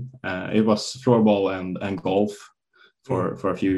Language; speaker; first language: English; non-native, fluent; Swedish